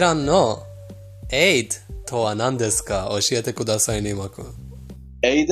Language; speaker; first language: Japanese; non-native, fluent; Persian